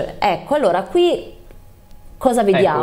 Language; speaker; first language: Italian; native; Italian